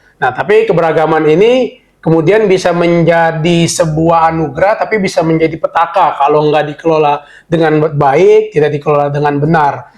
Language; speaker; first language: Indonesian; native; Indonesian